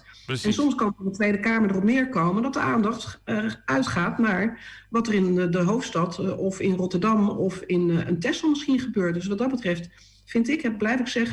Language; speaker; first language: Dutch; native; Dutch